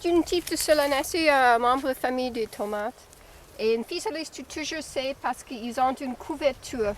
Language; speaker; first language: French; non-native, fluent; English